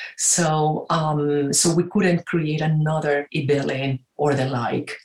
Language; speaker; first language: English; non-native, fluent; Spanish